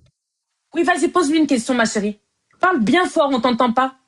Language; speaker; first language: French; native; French